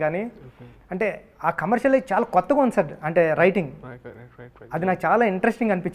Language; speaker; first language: Telugu; native; Telugu